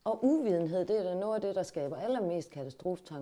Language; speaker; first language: Danish; native; Danish